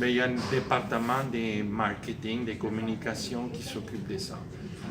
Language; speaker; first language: French; native; French